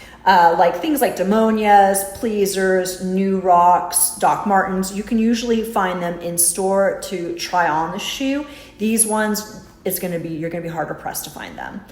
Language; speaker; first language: English; native; English